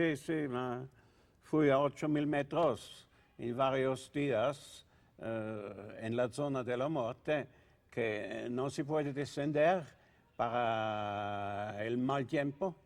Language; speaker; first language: Spanish; non-native, learner; Italian